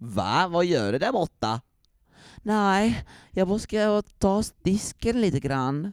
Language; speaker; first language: Swedish; early bilingual, other home language; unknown